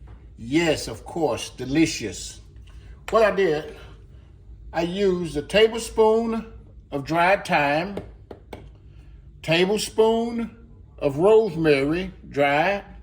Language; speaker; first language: English; native; English